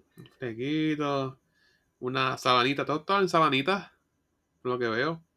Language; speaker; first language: Spanish; native; Spanish